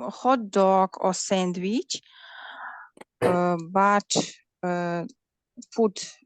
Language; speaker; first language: English; non-native, learner; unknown